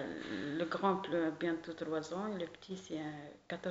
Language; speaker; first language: French; non-native, learner; Arabic